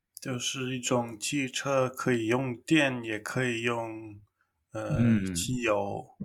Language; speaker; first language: Chinese; non-native, fluent; English